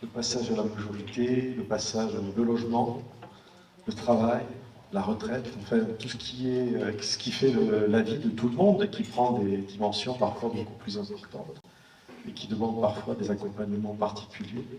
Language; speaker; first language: French; native; French